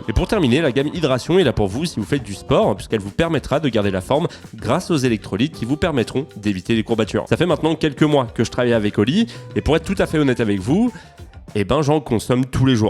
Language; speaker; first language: French; native; French